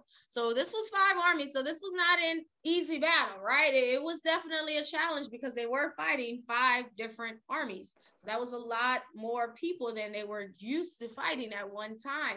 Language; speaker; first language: English; native; English